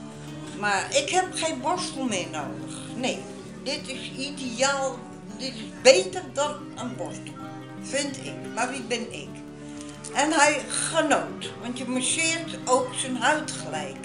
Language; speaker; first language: Dutch; native; Dutch